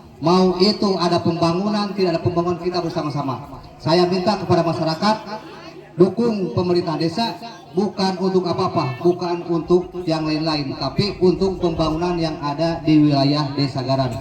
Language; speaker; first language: Indonesian; non-native, local second language; Sundanese